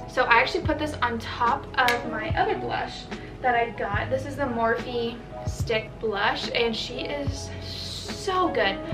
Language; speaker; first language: English; native; English